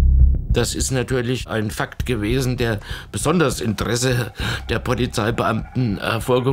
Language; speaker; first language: German; native; German